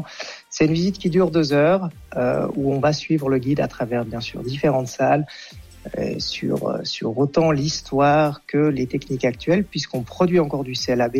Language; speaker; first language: French; native; French